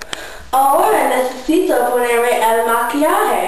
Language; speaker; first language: Spanish; non-native, learner; English